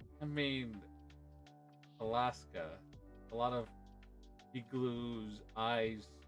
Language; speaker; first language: English; early bilingual, other home language; Spanish